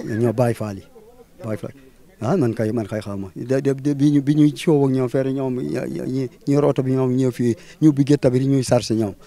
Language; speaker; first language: Wolof; non-native, local second language; Fula